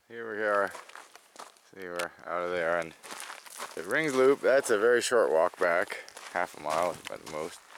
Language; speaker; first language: English; native; English